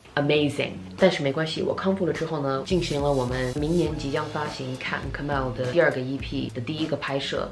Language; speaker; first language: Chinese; early bilingual, heritage; Chinese